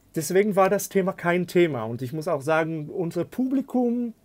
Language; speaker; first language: German; non-native, fluent; Hebrew